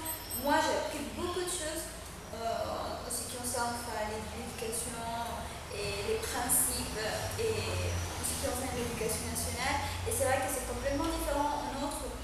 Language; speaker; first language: French; non-native, fluent; Spanish